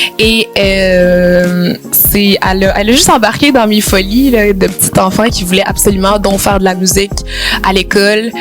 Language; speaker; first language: French; native; French